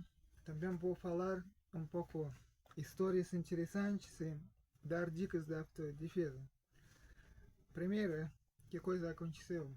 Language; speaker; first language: Portuguese; non-native, fluent; Russian